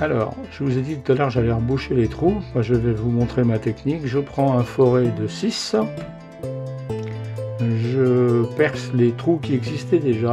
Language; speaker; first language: French; native; French